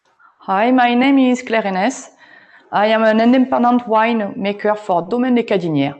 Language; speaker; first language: English; non-native, learner; French